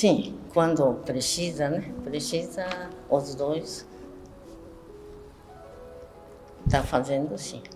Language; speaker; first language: Portuguese; non-native, learner; Japanese